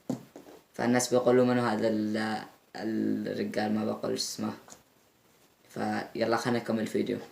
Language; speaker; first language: Arabic; native; Arabic